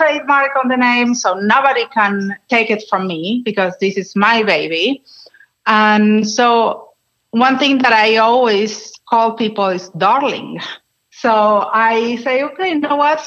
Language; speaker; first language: English; non-native, fluent; Spanish